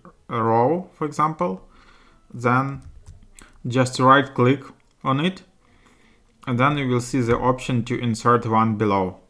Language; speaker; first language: English; non-native, fluent; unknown